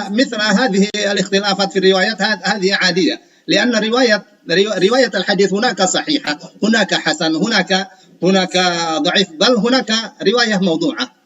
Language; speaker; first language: Arabic; non-native, fluent; Indonesian